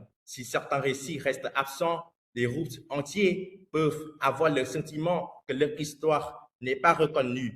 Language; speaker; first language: French; non-native, fluent; Vietnamese